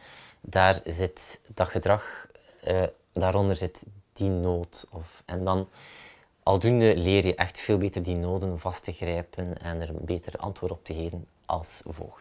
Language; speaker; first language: Dutch; native; Dutch